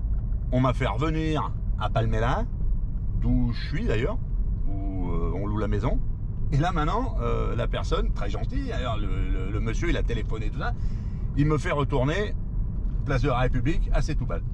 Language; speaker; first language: French; native; French